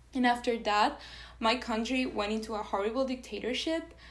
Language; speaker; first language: English; non-native, fluent; Spanish